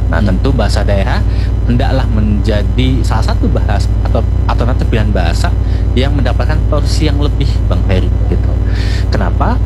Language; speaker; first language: Indonesian; non-native, local second language; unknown